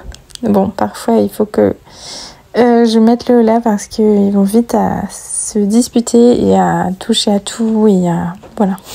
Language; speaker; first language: French; native; French